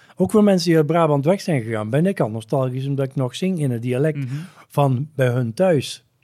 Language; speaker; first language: Dutch; native; Dutch